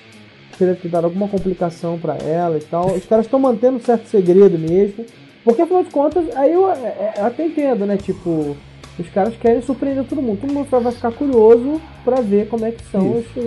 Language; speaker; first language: Portuguese; native; Portuguese